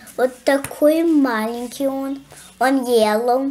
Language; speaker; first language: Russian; early bilingual, heritage; Russian